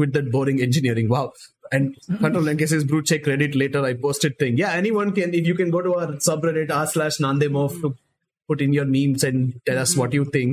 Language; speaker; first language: English; non-native, local second language; Tamil